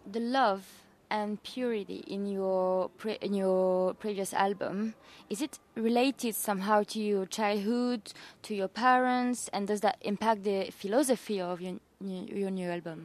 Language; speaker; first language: English; non-native, fluent; French